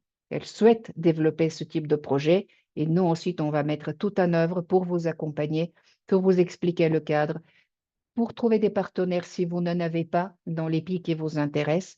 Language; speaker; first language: French; native; French